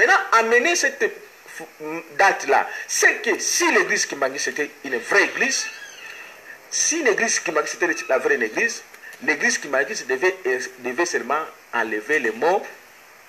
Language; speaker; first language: French; non-native, local second language; Lingala